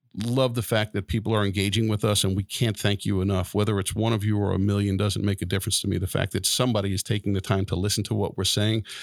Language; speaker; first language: English; native; English